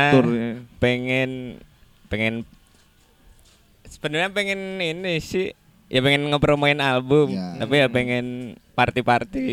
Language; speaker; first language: Indonesian; native; Indonesian